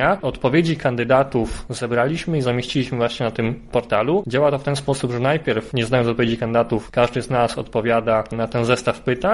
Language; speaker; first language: Polish; native; Polish